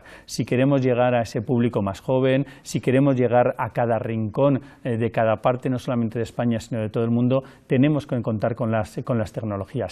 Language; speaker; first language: Spanish; native; Spanish